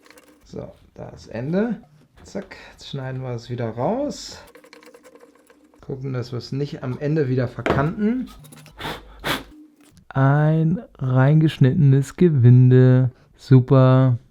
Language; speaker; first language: German; native; German